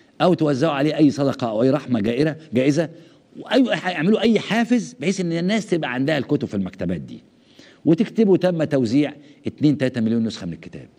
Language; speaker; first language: Arabic; native; Arabic